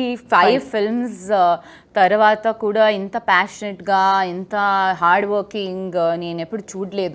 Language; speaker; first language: Telugu; non-native, learner; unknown